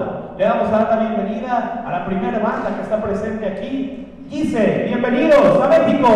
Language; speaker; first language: Spanish; native; Spanish